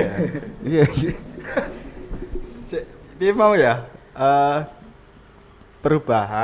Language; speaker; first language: Indonesian; non-native, local second language; Javanese